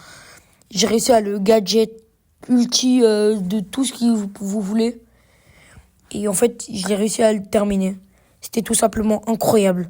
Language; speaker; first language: French; native; French